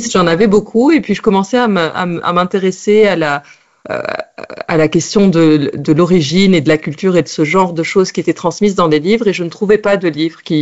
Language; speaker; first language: French; non-native, local second language; Arabic